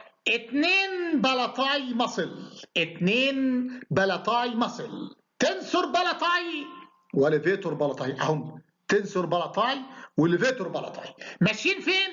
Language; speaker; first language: Arabic; native; Arabic